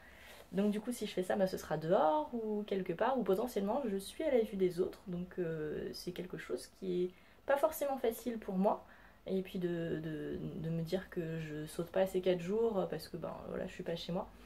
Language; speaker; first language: French; native; French